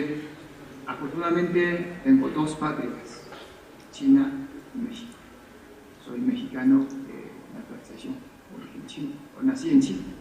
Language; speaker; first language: Spanish; non-native, fluent; Chinese